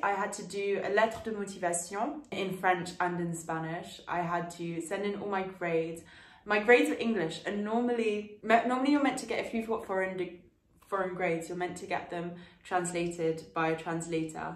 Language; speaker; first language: English; early bilingual, other home language; French